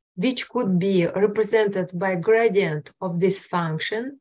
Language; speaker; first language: English; non-native, fluent; Russian